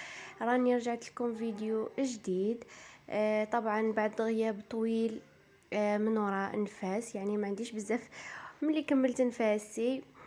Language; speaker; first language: Arabic; native; Arabic